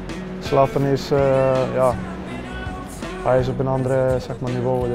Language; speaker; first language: Dutch; non-native, fluent; Swedish